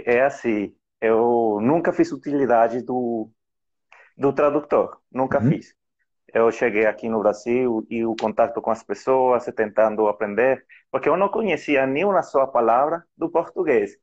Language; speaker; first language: Portuguese; non-native, fluent; Spanish